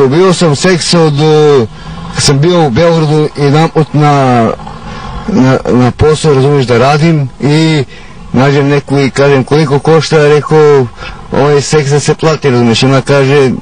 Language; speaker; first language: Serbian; non-native, local second language; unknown